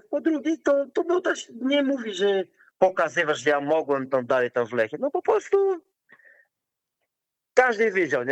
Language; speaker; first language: Polish; non-native, learner; Portuguese